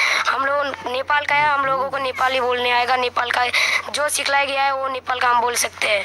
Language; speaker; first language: Hindi; non-native, learner; Nepali